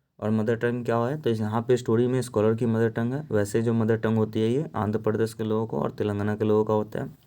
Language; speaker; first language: Hindi; native; Hindi